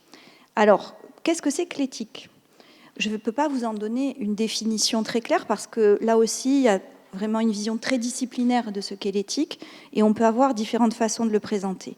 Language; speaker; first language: French; native; French